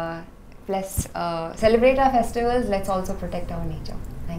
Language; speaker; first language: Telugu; non-native, learner; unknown